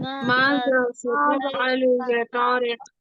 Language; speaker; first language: Arabic; non-native, learner; Urdu